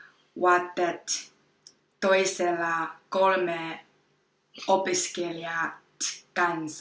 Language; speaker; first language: Finnish; non-native, learner; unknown